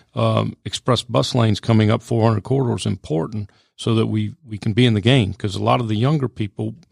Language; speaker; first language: English; native; English